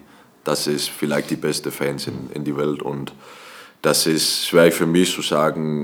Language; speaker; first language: German; non-native, learner; Danish